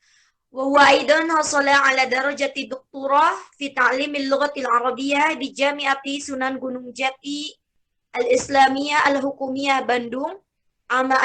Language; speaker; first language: Arabic; non-native, fluent; Indonesian